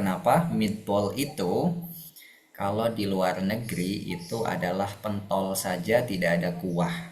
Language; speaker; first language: Indonesian; native; Indonesian